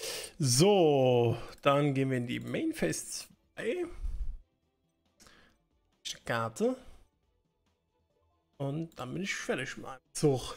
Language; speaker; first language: German; native; German